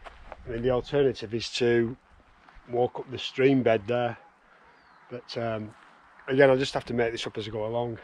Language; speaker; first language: English; native; English